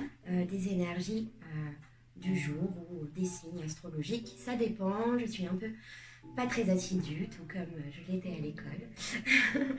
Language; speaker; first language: French; native; French